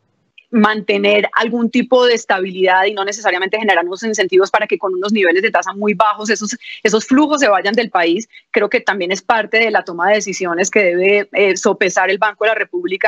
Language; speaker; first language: Spanish; native; Spanish